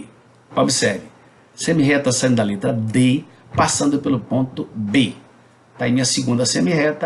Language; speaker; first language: Portuguese; native; Portuguese